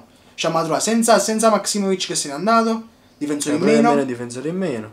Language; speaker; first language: Italian; native; Italian